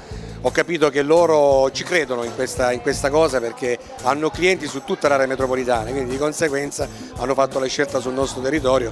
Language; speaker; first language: Italian; native; Italian